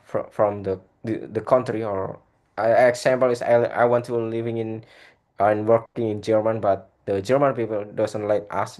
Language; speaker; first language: English; non-native, learner; Indonesian